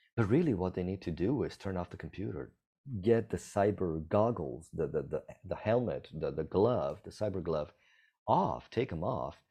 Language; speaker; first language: English; non-native, fluent; Italian